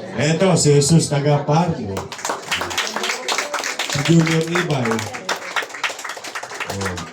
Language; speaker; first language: Filipino; native; Filipino